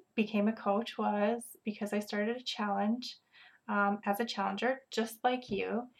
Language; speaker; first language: English; native; English